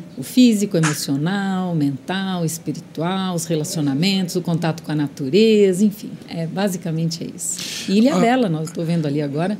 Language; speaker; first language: Portuguese; early bilingual, other home language; Spanish